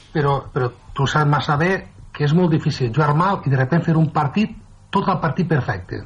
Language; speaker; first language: Catalan; non-native, local second language; Spanish